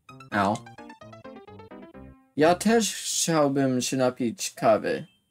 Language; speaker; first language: Polish; non-native, learner; English